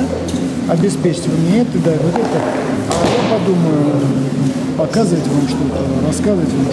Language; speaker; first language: Russian; native; Russian